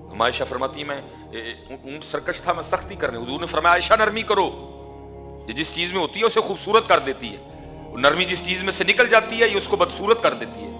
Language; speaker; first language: Urdu; non-native, local second language; Punjabi